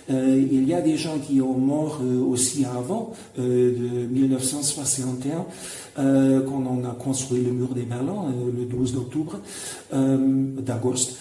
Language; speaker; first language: French; non-native, fluent; German